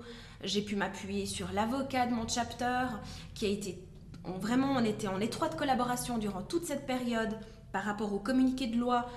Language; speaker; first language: French; native; French